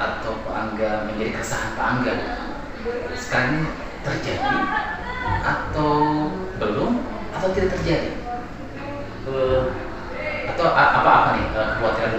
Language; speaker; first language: Indonesian; native; Indonesian